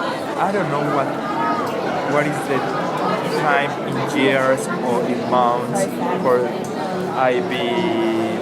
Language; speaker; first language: English; non-native, learner; Spanish